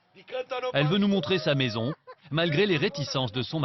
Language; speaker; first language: French; native; French